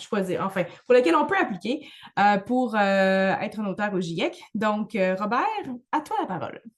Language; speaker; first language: French; native; French